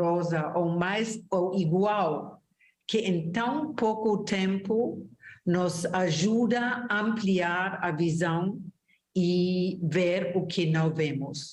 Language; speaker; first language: Portuguese; non-native, fluent; German